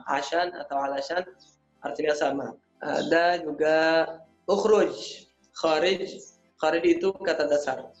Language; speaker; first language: Indonesian; non-native, learner; Arabic